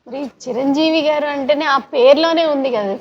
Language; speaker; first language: Telugu; native; Telugu